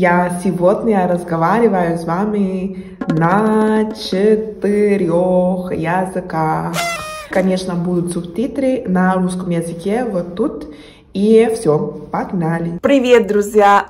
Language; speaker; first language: Russian; non-native, fluent; Spanish